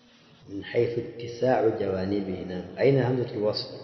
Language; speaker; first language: Arabic; non-native, fluent; Swahili